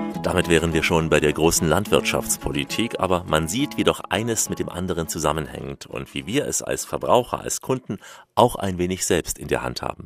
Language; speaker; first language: German; native; German